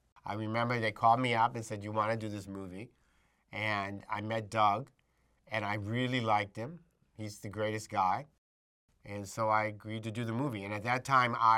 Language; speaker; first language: English; native; English